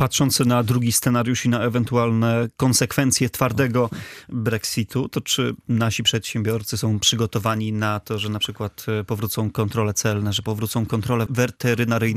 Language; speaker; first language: Polish; native; Polish